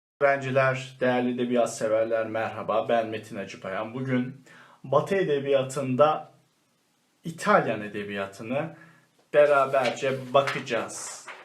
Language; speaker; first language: Turkish; native; Turkish